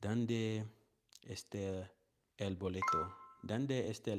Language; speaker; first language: Spanish; non-native, learner; English